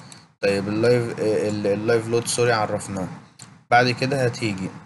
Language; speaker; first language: Arabic; native; Arabic